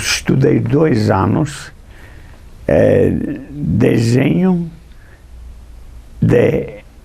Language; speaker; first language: Portuguese; non-native, fluent; English